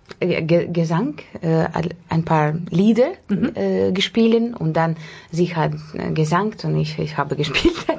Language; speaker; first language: German; non-native, learner; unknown